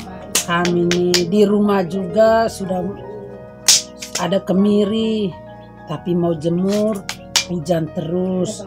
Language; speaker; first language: Indonesian; non-native, local second language; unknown